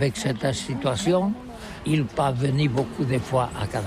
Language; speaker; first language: French; non-native, learner; Catalan